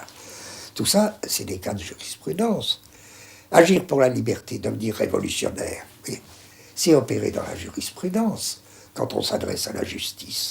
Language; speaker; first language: French; native; French